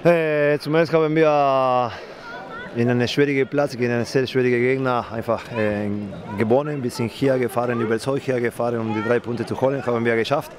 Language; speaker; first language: German; non-native, fluent; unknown